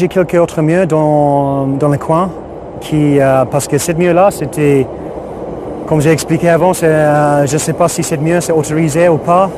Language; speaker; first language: French; non-native, fluent; English